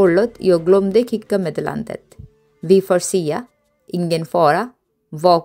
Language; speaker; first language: Swedish; non-native, fluent; Bangla